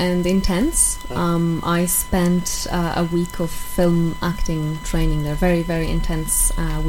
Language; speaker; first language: English; non-native, fluent; Polish